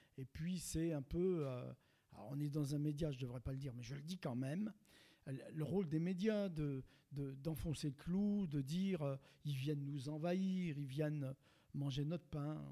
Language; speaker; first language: French; native; French